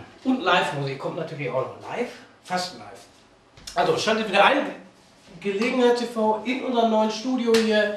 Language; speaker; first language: German; native; German